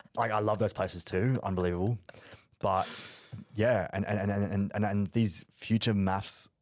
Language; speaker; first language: English; early bilingual, other home language; Malay